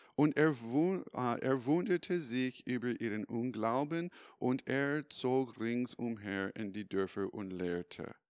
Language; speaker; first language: German; non-native, fluent; English